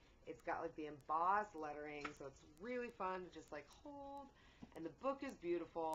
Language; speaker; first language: English; native; English